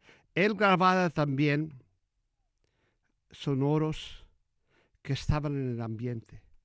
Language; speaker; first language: Spanish; early bilingual, heritage; Spanish